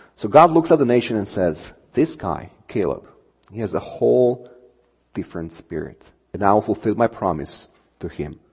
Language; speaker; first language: English; non-native, fluent; Romanian